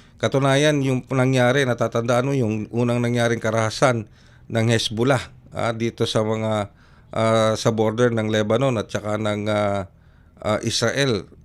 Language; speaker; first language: Filipino; native; Filipino